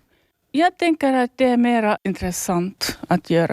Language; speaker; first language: Swedish; non-native, local second language; Finnish